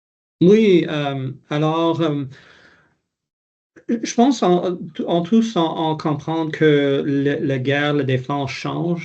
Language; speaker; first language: French; non-native, local second language; English